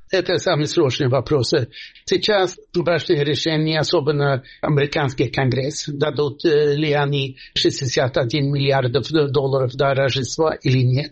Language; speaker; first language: Russian; non-native, fluent; Swedish